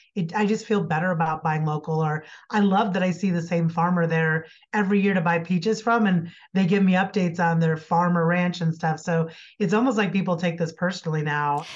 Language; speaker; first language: English; native; English